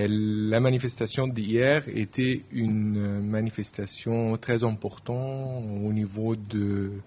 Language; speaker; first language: French; non-native, learner; Arabic